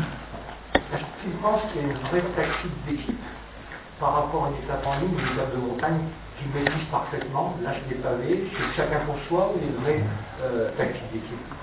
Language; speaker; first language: French; native; French